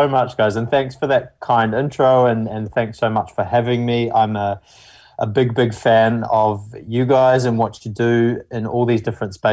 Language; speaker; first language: English; native; English